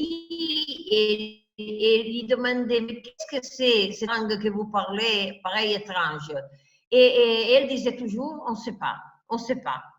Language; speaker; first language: French; non-native, fluent; Italian